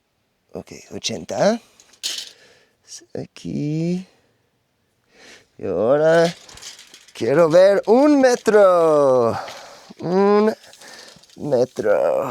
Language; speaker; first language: Spanish; non-native, learner; English